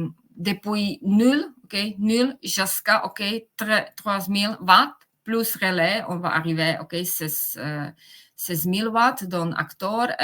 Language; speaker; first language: French; non-native, fluent; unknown